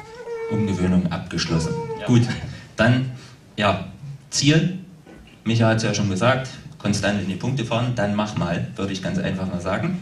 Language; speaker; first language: German; native; German